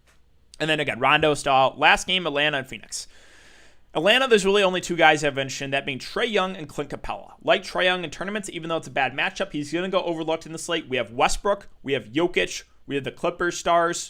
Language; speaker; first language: English; native; English